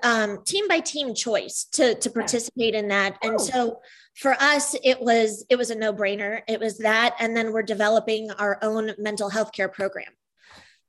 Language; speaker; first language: English; native; English